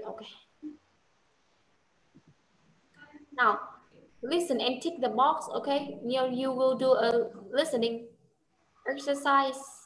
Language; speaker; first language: English; non-native, fluent; Vietnamese